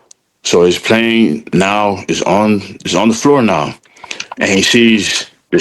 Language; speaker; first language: English; native; English